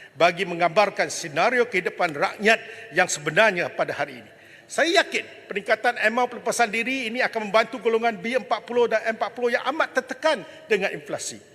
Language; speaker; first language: Malay; non-native, local second language; Chinese